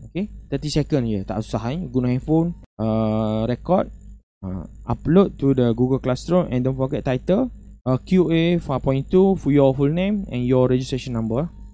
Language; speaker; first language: English; non-native, local second language; Malay